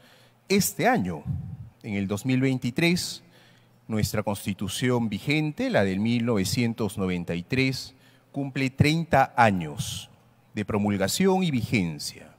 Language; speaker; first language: Spanish; native; Spanish